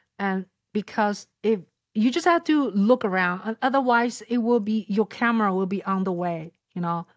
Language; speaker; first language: English; non-native, fluent; Chinese